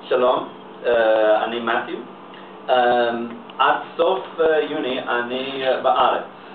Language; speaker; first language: Hebrew; non-native, learner; English